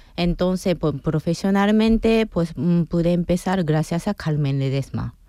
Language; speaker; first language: Spanish; non-native, fluent; Japanese